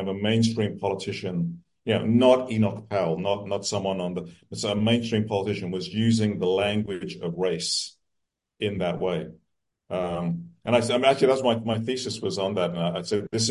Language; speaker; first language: English; native; English